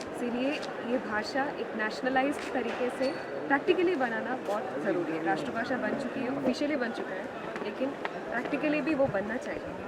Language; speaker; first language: Hindi; non-native, local second language; Malayalam